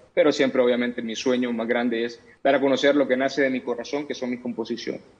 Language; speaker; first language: Spanish; native; Spanish